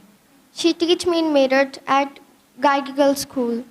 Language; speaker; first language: English; non-native, learner; Hindi